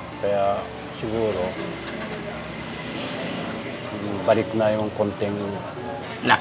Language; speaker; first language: Filipino; non-native, learner; Japanese